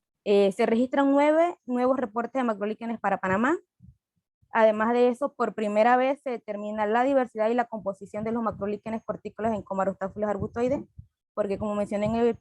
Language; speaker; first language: Spanish; native; Spanish